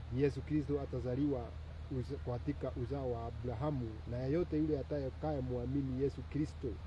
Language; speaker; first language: Swahili; non-native, local second language; Kikuyu